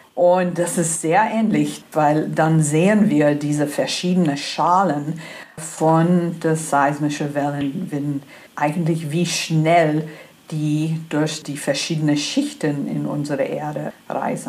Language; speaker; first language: German; non-native, fluent; English